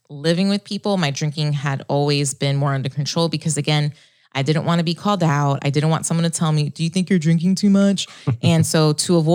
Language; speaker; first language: English; early bilingual, other home language; Spanish